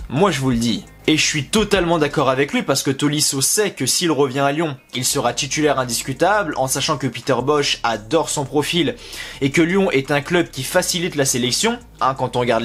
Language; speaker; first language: French; native; French